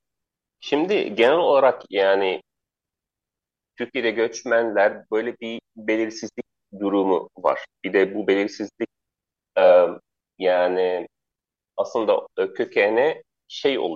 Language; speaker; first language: Turkish; non-native, learner; Arabic